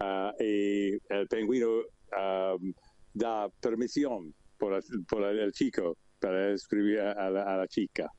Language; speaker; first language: Spanish; non-native, learner; English